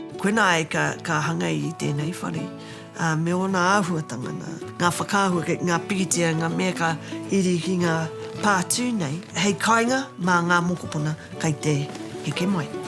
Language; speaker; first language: Māori; native; Māori